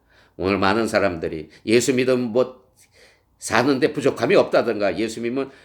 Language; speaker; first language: Korean; native; Korean